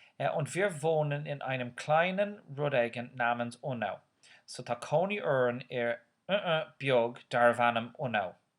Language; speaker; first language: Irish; non-native, local second language; English